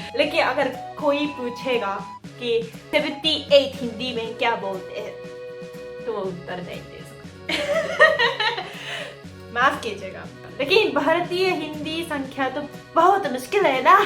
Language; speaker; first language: Hindi; non-native, fluent; Japanese